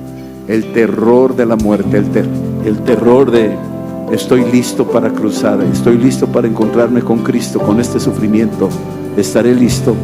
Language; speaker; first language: Spanish; native; Spanish